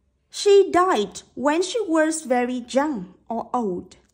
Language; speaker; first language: English; non-native, fluent; Vietnamese